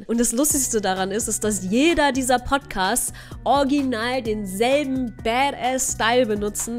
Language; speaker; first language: German; native; German